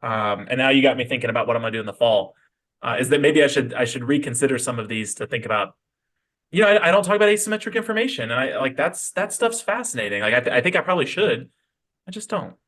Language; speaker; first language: English; native; English